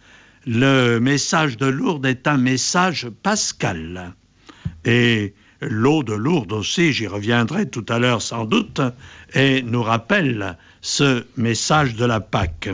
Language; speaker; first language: French; native; French